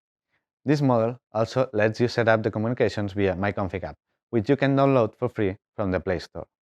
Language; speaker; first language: English; non-native, fluent; Spanish